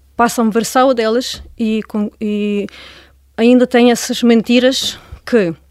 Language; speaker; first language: Portuguese; non-native, fluent; Ukrainian